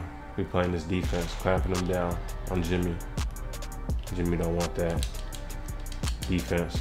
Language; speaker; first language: English; native; English